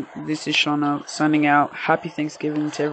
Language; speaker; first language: English; native; English